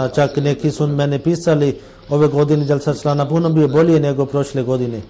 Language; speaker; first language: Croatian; non-native, fluent; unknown